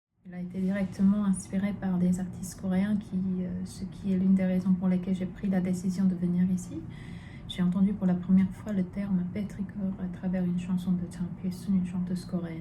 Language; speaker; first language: French; non-native, fluent; Korean